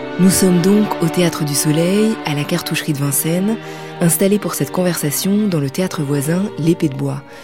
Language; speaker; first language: French; native; French